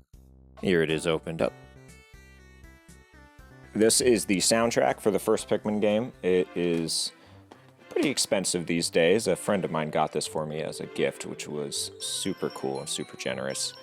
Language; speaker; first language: English; native; English